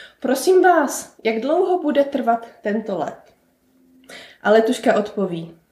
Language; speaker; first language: Czech; native; Czech